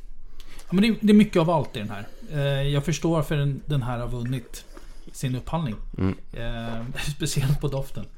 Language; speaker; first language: Swedish; native; Swedish